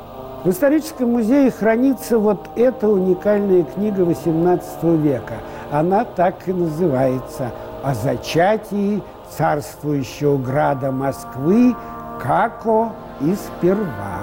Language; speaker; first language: Russian; native; Russian